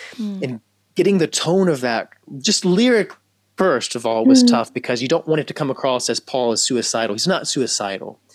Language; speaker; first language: English; native; English